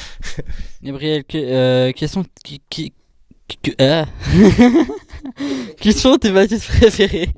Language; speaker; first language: French; native; French